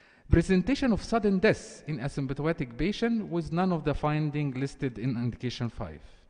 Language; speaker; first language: English; non-native, fluent; Arabic